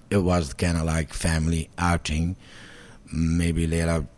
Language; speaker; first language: English; non-native, fluent; Arabic